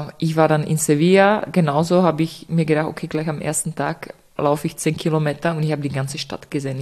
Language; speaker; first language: German; non-native, fluent; Czech